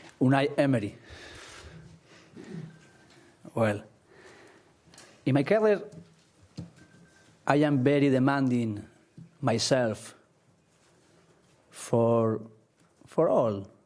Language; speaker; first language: English; non-native, learner; Spanish